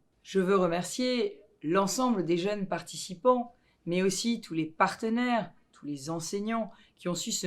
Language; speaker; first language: French; native; French